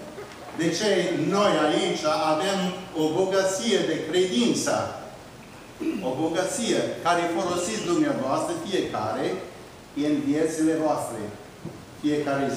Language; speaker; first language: Romanian; early bilingual, heritage; Romanian